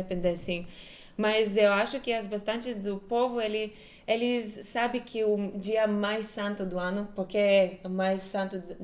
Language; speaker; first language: Portuguese; non-native, fluent; Hebrew